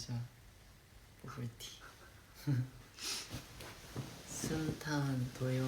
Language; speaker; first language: Korean; non-native, fluent; Japanese